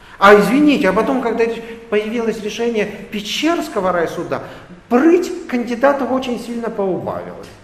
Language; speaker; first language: Russian; native; Russian